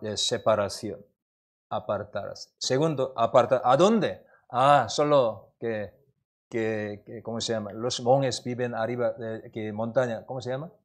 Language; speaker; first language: Spanish; non-native, learner; Korean